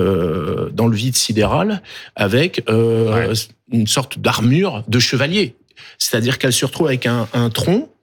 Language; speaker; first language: French; native; French